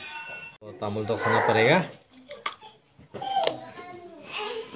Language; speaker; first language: Hindi; non-native, local second language; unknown